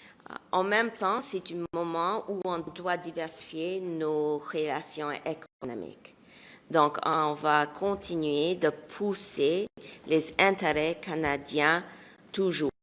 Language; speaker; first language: French; non-native, local second language; English